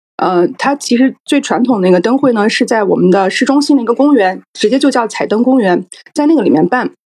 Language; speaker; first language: Chinese; native; Chinese